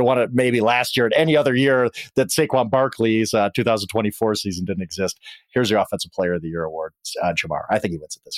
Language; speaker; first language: English; native; English